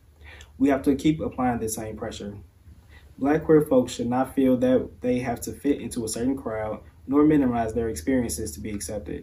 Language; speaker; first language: English; native; English